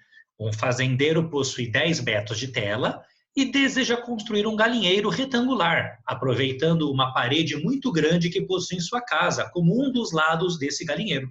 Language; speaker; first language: Portuguese; native; Portuguese